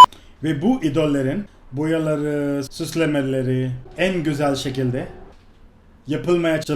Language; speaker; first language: Turkish; non-native, fluent; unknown